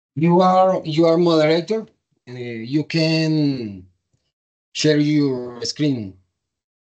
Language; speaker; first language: English; non-native, learner; Spanish